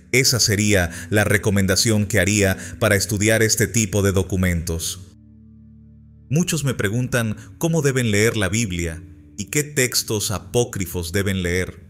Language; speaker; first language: Spanish; native; Spanish